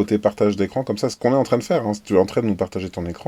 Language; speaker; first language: French; native; French